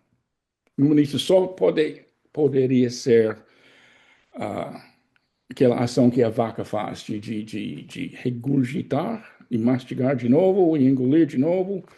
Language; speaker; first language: Portuguese; non-native, fluent; English